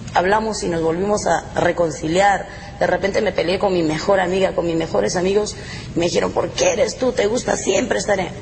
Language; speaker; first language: Spanish; native; Spanish